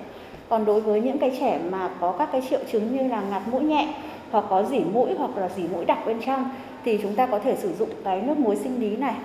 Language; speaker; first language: Vietnamese; native; Vietnamese